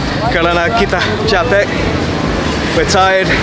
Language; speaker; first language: Indonesian; non-native, learner; English